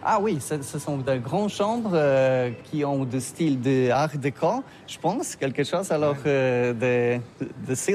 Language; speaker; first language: French; non-native, learner; Polish